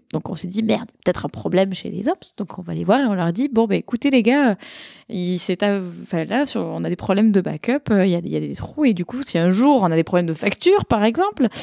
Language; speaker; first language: French; native; French